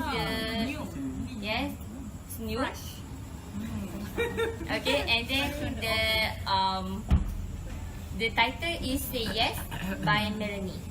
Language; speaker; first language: English; non-native, local second language; Malay